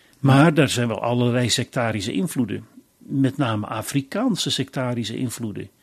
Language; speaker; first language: Dutch; native; Dutch